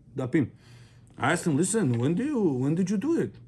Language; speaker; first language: English; non-native, fluent; Russian